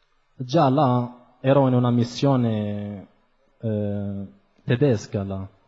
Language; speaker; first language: Italian; non-native, fluent; Arabic